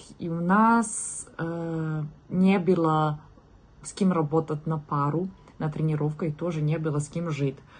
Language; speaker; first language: Russian; non-native, fluent; Serbian